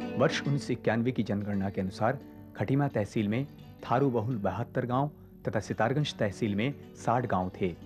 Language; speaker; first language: Hindi; native; Hindi